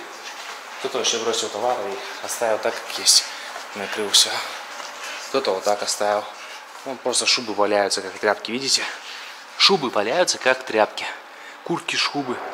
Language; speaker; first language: Russian; native; Russian